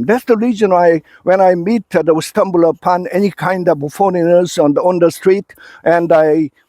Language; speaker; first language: English; non-native, fluent; Korean